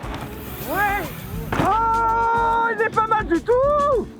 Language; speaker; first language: French; native; French